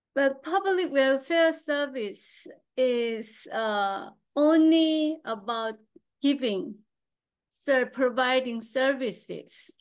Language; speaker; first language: English; non-native, fluent; Korean